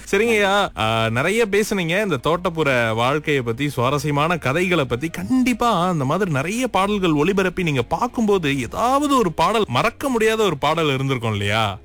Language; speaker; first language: Tamil; native; Tamil